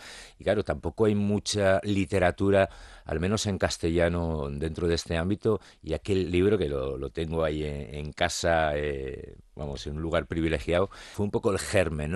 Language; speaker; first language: Spanish; native; Spanish